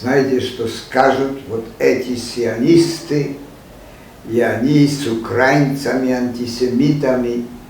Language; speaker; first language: Russian; non-native, fluent; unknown